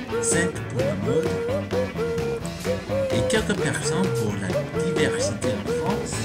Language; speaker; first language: French; non-native, learner; English